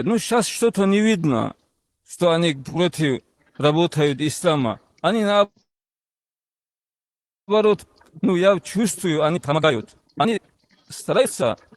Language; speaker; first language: Russian; non-native, local second language; Chechen